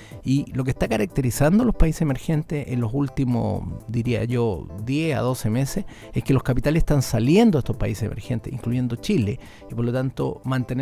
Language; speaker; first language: Spanish; native; Spanish